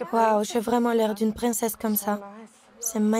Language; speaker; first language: French; non-native, fluent; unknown